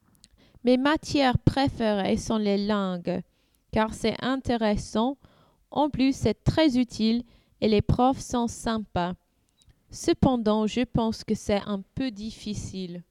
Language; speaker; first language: French; non-native, learner; English